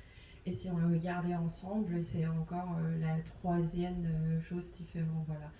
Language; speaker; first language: French; non-native, fluent; Chinese